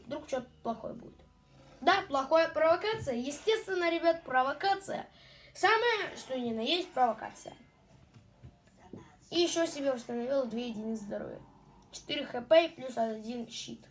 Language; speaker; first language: Russian; native; Russian